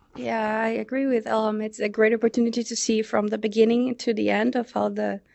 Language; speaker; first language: English; non-native, fluent; Portuguese